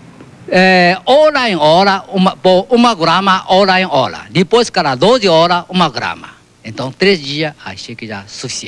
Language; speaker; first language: Portuguese; non-native, learner; Chinese